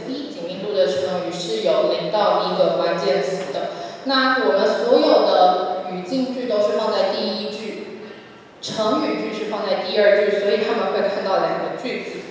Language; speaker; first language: Chinese; native; Chinese